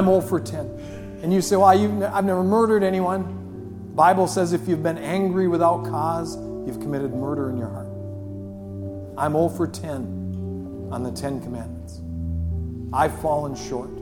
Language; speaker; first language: English; native; English